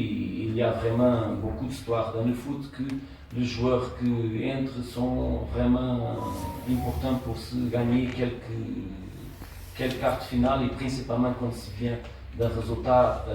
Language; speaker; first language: French; non-native, learner; Portuguese